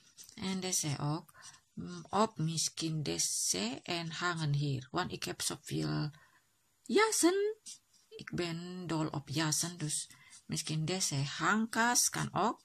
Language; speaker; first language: Dutch; non-native, learner; Indonesian